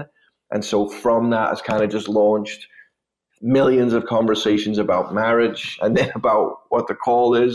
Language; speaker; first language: English; native; English